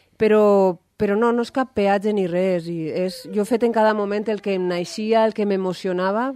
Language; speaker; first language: Catalan; native; Catalan